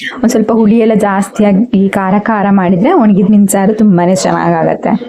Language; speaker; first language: Kannada; native; Kannada